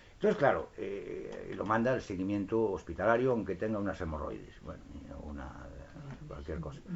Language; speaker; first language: Spanish; non-native, local second language; Galician